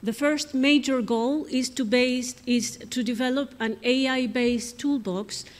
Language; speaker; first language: English; non-native, fluent; Greek